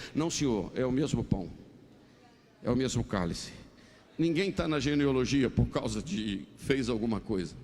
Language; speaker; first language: Portuguese; native; Portuguese